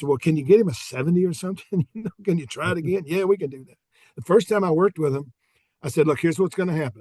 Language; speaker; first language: English; native; English